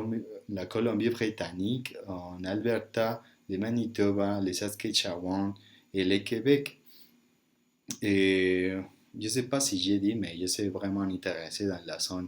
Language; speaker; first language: French; non-native, learner; Spanish